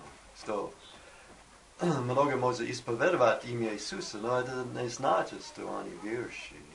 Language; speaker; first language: Russian; non-native, learner; English